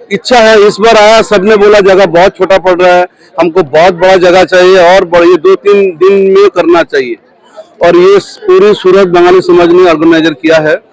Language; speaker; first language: Hindi; non-native, local second language; Bangla